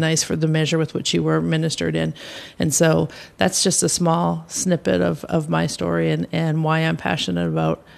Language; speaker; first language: English; native; English